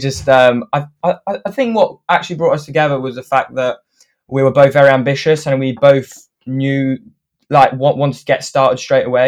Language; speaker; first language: English; non-native, fluent; French